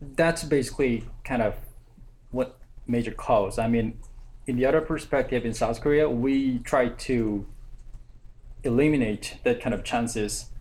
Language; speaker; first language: English; non-native, fluent; Korean